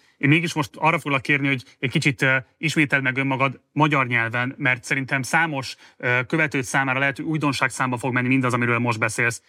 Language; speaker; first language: Hungarian; native; Hungarian